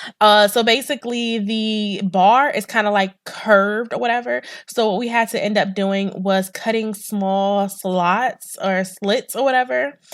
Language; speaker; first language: English; native; English